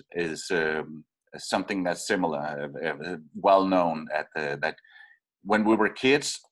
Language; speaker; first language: English; non-native, fluent; Danish